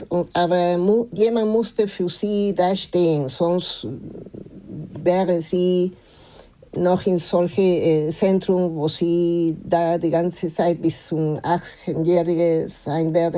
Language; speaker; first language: German; non-native, fluent; Spanish